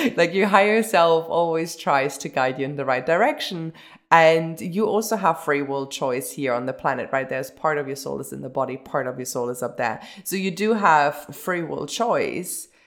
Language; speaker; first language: English; early bilingual, other home language; German